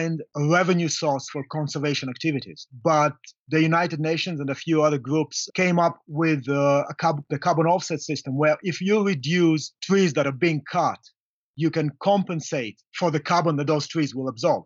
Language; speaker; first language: English; non-native, local second language; Luyia